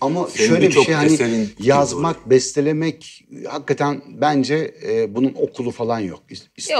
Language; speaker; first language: Turkish; native; Turkish